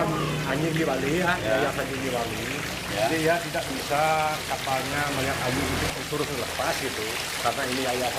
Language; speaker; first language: Indonesian; non-native, local second language; Balinese